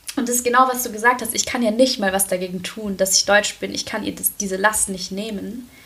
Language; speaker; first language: German; native; German